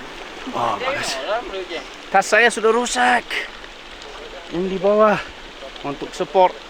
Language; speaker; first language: Indonesian; non-native, learner; English